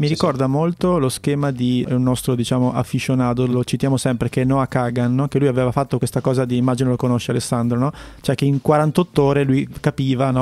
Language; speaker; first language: Italian; native; Italian